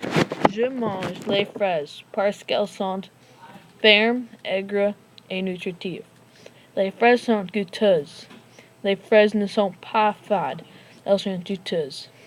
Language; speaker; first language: French; non-native, learner; English